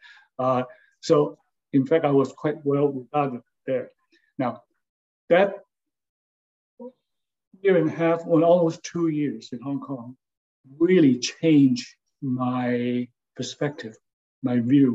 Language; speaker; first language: English; non-native, local second language; Cantonese